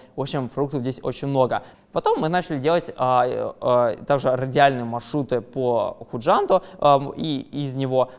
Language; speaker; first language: Russian; native; Russian